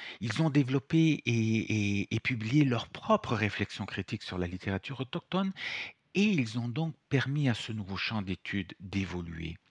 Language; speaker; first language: French; non-native, fluent; Italian